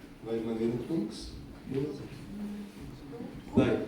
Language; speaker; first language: Latvian; non-native, learner; Italian